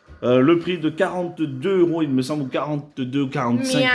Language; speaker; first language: French; native; French